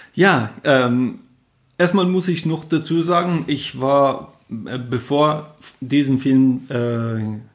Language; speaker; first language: German; non-native, fluent; Persian